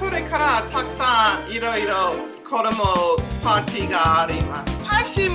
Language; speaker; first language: Japanese; non-native, learner; English